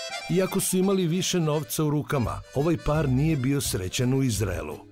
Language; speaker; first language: Serbian; native; Serbian